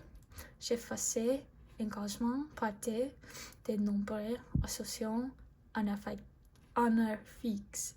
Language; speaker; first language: French; non-native, learner; English